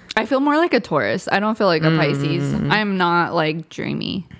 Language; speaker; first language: English; early bilingual, other home language; Spanish